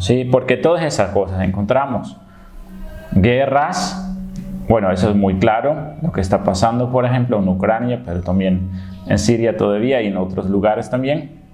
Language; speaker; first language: Spanish; non-native, fluent; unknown